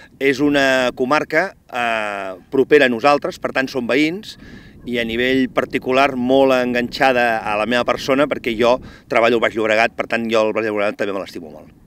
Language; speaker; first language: Catalan; native; Catalan